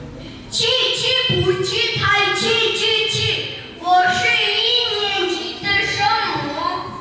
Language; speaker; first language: Chinese; non-native, learner; Mongolian